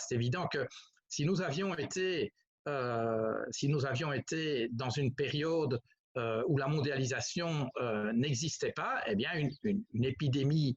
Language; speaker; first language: French; native; French